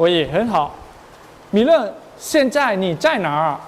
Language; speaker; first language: Chinese; non-native, learner; Thai